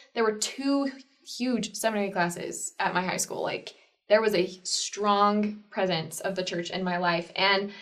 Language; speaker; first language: English; native; English